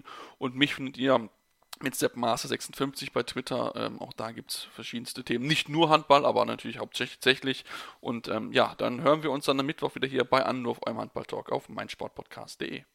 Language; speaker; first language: German; native; German